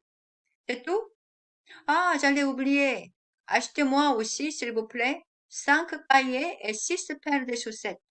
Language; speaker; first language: French; non-native, fluent; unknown